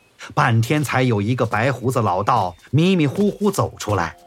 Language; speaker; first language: Chinese; native; Chinese